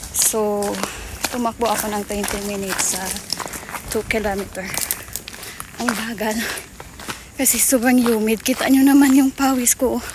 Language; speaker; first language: Filipino; non-native, local second language; Cebuano